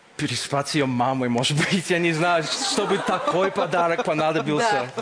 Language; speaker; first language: Russian; non-native, fluent; English